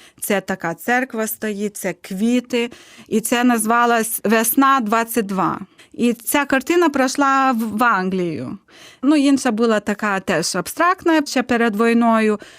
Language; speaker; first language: Ukrainian; non-native, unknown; Lithuanian